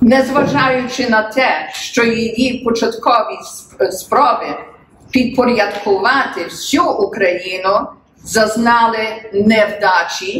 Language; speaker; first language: Ukrainian; early bilingual, heritage; Ukrainian